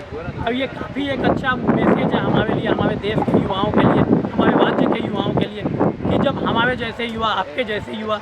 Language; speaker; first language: Hindi; native; Hindi